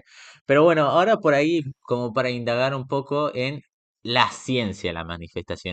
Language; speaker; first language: Spanish; native; Spanish